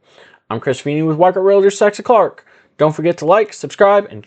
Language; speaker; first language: English; native; English